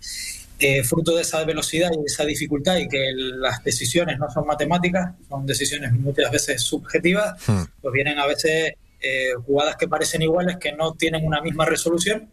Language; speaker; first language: Spanish; native; Spanish